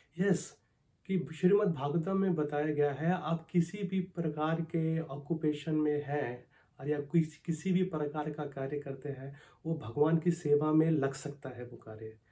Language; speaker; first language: Hindi; native; Hindi